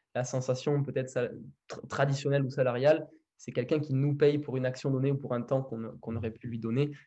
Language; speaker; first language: French; native; French